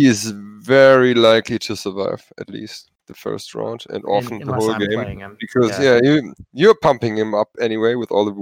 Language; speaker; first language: English; non-native, fluent; German